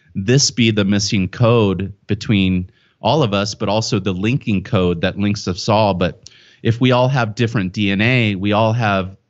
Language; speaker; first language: English; native; English